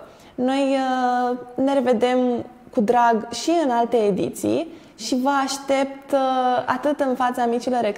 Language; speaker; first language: Romanian; native; Romanian